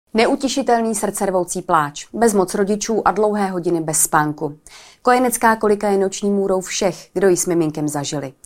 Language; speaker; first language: Czech; native; Czech